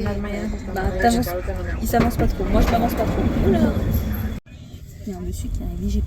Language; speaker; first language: French; native; French